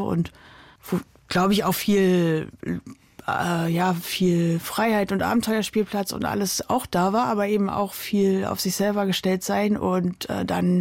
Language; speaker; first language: German; native; German